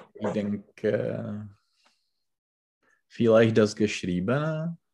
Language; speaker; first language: German; non-native, learner; Czech